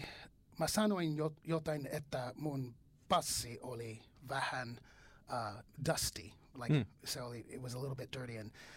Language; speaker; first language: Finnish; non-native, learner; English